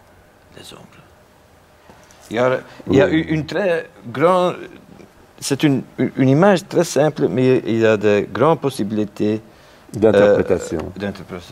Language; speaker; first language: French; non-native, local second language; Dutch